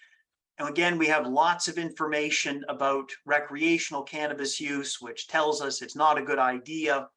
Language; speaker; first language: English; native; English